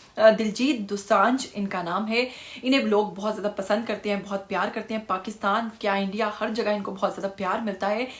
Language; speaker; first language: Urdu; native; Urdu